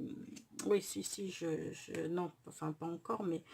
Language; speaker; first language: French; native; French